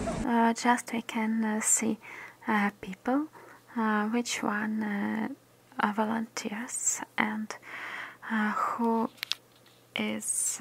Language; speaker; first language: English; non-native, learner; Russian